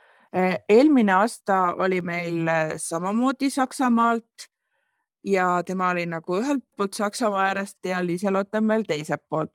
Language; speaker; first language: Estonian; native; Estonian